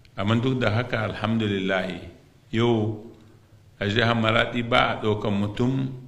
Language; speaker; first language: Hausa; non-native, local second language; Arabic